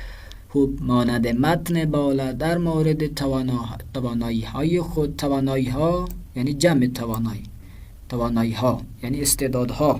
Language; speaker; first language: Persian; non-native, fluent; Urdu